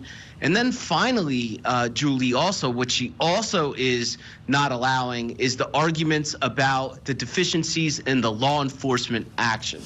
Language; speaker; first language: English; native; English